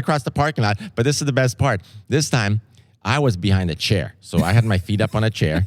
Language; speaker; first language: English; native; English